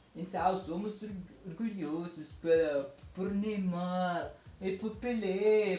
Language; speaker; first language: Portuguese; non-native, learner; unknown